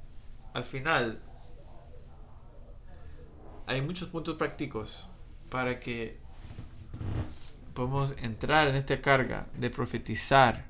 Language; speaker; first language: Spanish; non-native, fluent; English